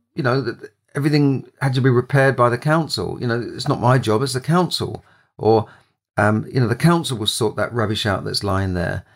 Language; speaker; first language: English; native; English